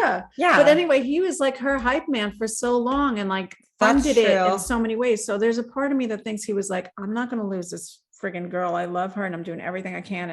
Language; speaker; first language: English; native; English